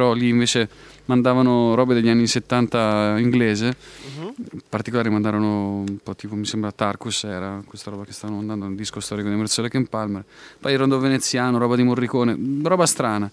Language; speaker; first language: Italian; native; Italian